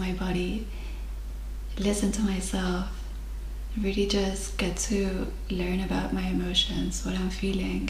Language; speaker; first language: English; non-native, fluent; Spanish